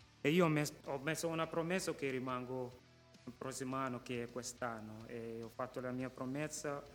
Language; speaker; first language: Italian; non-native, local second language; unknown